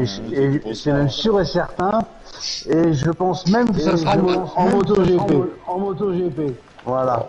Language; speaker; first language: French; native; French